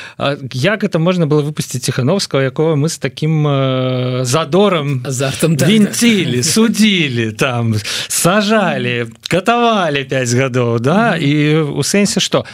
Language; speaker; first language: Belarusian; non-native, local second language; Russian